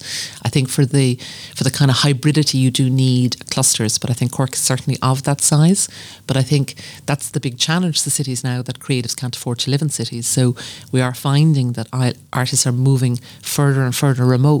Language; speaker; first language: English; native; English